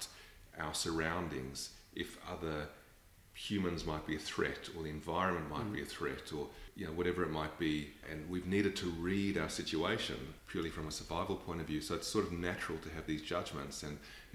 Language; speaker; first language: English; native; English